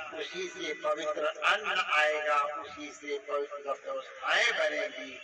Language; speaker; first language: Hindi; native; Hindi